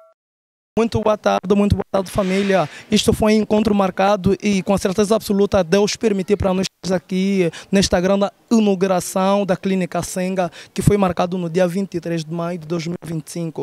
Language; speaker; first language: Portuguese; non-native, fluent; French